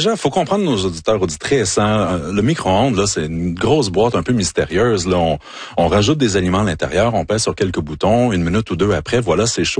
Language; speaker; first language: French; native; French